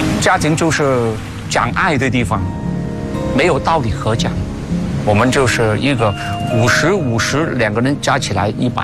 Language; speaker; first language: Chinese; non-native, local second language; Cantonese